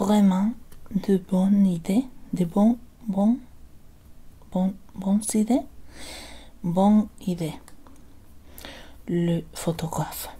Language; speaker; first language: French; non-native, learner; Spanish